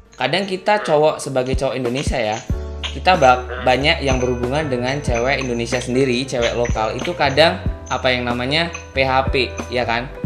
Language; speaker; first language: Indonesian; native; Indonesian